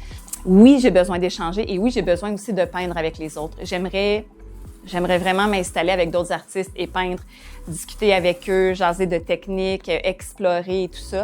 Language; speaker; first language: French; native; French